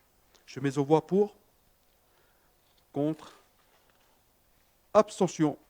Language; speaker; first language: French; native; French